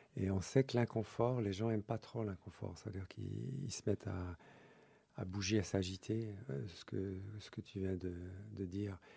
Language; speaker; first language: French; early bilingual, other home language; English